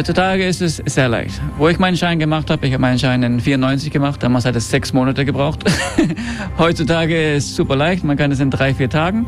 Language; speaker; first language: German; non-native, fluent; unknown